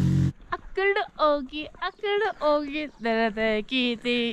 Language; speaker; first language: Turkish; non-native, learner; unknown